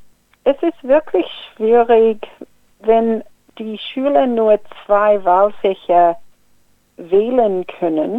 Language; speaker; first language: German; non-native, fluent; English